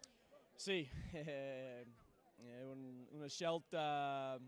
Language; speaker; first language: Italian; non-native, learner; English